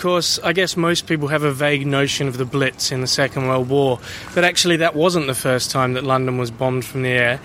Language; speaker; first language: English; native; English